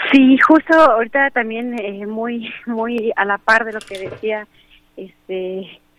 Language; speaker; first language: Spanish; native; Spanish